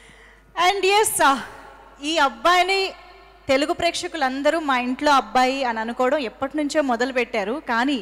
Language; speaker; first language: Telugu; native; Telugu